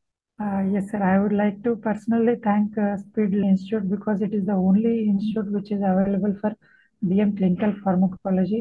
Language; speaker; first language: English; non-native, local second language; Telugu